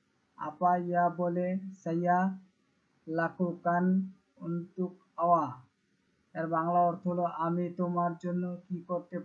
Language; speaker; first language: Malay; non-native, learner; Bangla